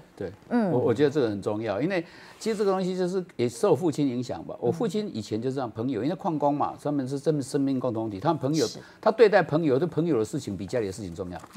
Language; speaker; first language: Chinese; non-native, local second language; Min Nan Chinese